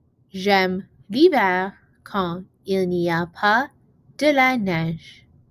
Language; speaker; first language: French; non-native, learner; English